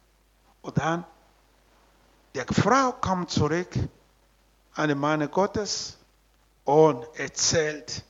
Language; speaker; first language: German; non-native, learner; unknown